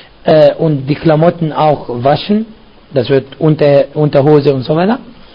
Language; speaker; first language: German; non-native, fluent; Arabic